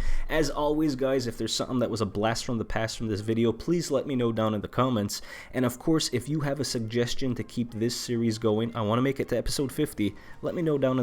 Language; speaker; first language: English; native; English